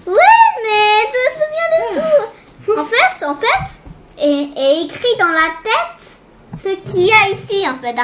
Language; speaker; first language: French; early bilingual, heritage; French